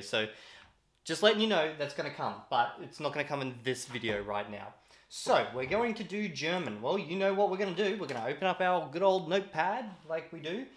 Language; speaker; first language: English; native; English